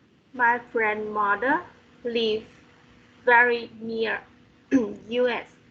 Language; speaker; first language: English; non-native, learner; Vietnamese